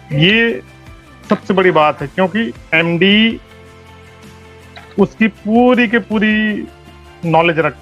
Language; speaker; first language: Hindi; native; Hindi